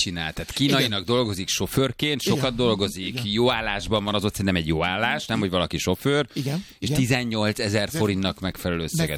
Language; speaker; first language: Hungarian; native; Hungarian